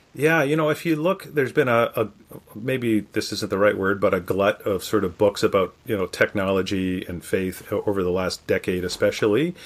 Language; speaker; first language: English; native; English